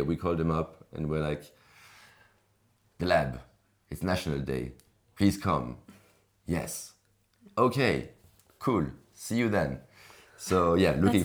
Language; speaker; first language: English; non-native, fluent; French